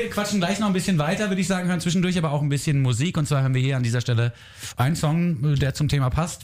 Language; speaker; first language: German; native; German